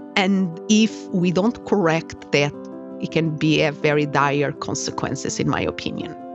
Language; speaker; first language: English; non-native, fluent; Portuguese